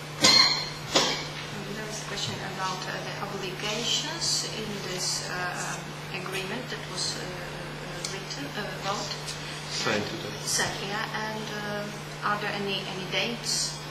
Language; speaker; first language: English; non-native, learner; Polish